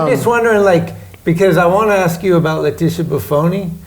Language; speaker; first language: English; native; English